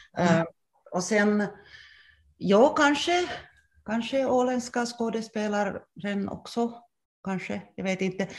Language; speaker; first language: Swedish; non-native, local second language; Finnish